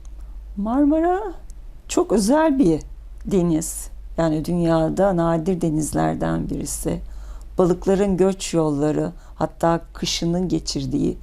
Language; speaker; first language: Turkish; native; Turkish